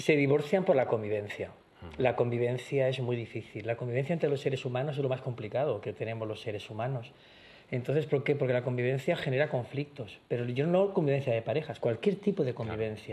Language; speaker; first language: Spanish; native; Spanish